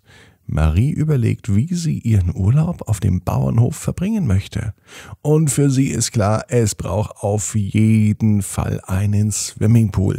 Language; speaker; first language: German; native; German